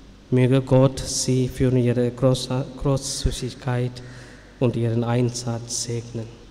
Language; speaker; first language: German; non-native, learner; Tamil